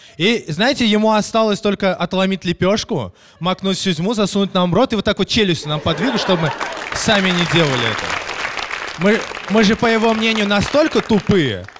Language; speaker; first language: Russian; native; Russian